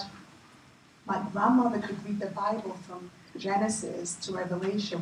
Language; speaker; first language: English; native; English